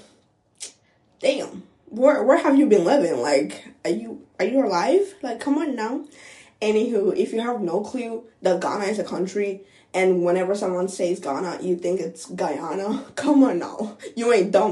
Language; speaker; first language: English; non-native, local second language; Akan